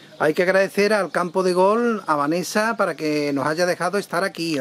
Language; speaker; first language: Spanish; native; Spanish